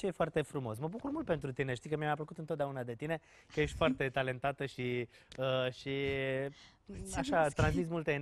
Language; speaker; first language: Romanian; native; Romanian